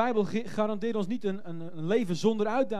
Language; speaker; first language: Dutch; native; Dutch